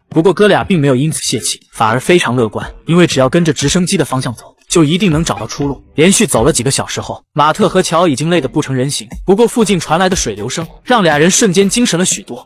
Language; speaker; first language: Chinese; native; Chinese